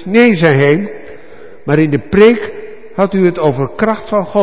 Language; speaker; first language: Dutch; native; Dutch